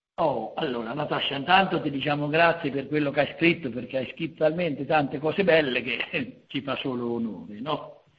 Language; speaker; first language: Italian; native; Italian